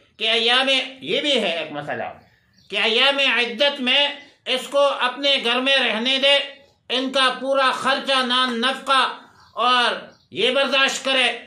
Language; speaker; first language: Urdu; non-native, local second language; Pashto